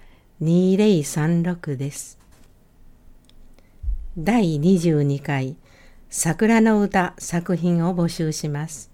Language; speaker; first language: Japanese; native; Japanese